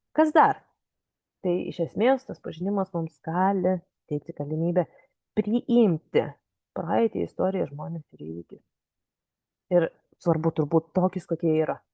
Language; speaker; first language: Lithuanian; native; Lithuanian